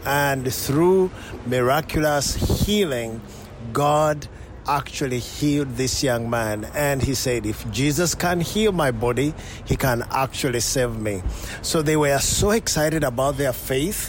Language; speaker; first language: English; non-native, local second language; Ganda